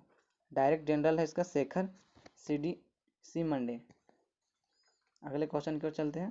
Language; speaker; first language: Hindi; native; Hindi